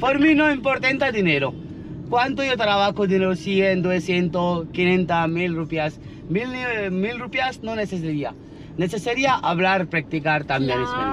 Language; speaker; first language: Spanish; non-native, learner; Hindi